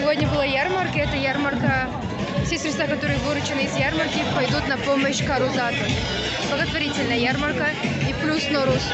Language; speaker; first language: Russian; non-native, local second language; Kyrgyz